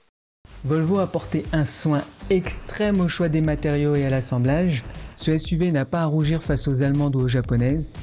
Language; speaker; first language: French; native; French